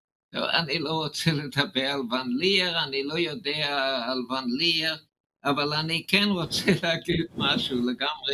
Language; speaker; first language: Hebrew; non-native, fluent; English